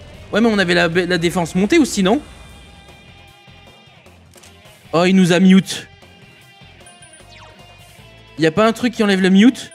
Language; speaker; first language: French; native; French